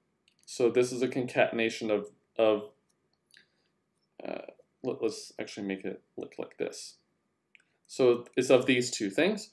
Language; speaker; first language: English; native; English